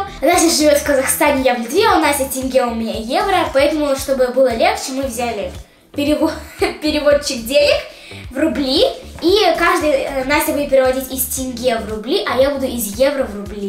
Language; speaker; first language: Russian; native; Russian